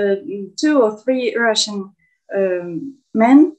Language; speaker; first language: English; non-native, fluent; Russian